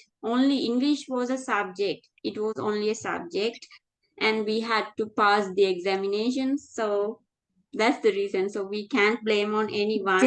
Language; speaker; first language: English; non-native, fluent; Sinhala